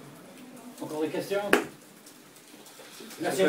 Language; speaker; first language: French; native; French